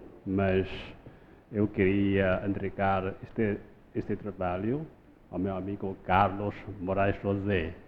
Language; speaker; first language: Portuguese; non-native, fluent; Chinese